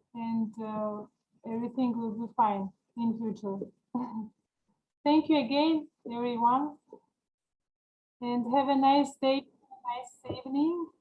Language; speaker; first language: English; non-native, learner; Georgian